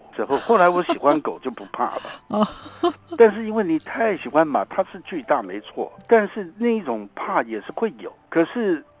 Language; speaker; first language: Chinese; native; Chinese